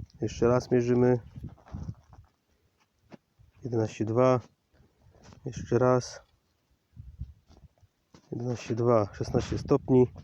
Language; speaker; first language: Polish; native; Polish